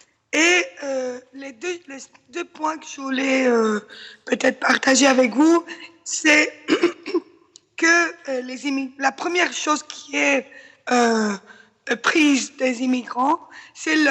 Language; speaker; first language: French; non-native, fluent; Spanish